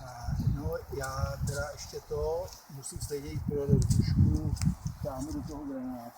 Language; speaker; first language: Czech; native; Czech